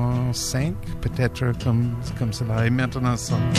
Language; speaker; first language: French; non-native, learner; English